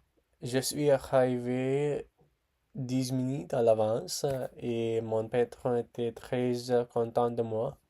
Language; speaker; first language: French; non-native, learner; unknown